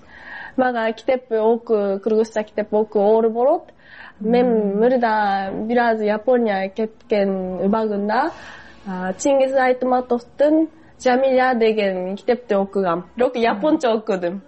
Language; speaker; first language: Kyrgyz; non-native, fluent; Japanese